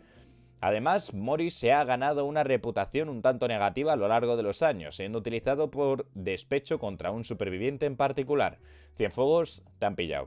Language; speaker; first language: Spanish; native; Spanish